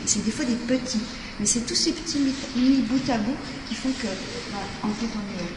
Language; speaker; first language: French; native; French